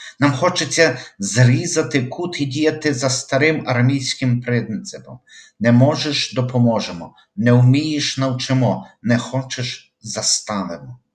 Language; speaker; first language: Ukrainian; native; Ukrainian